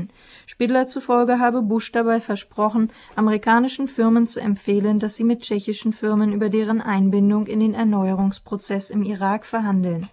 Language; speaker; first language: German; native; German